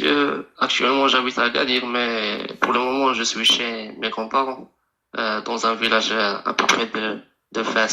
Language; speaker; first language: French; non-native, local second language; Arabic